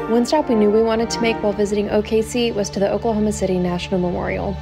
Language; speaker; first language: English; native; English